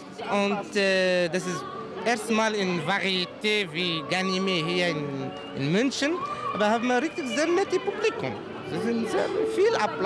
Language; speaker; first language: German; non-native, learner; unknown